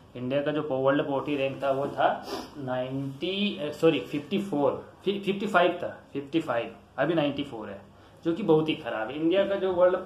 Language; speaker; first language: Hindi; native; Hindi